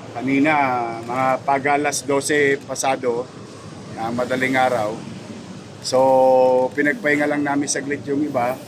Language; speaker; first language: Filipino; native; Filipino